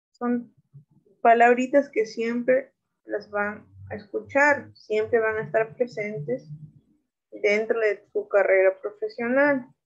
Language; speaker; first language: Spanish; native; Spanish